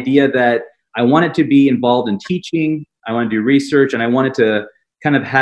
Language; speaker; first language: English; native; English